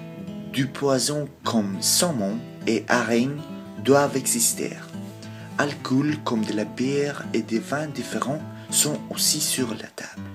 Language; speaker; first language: French; non-native, learner; Swedish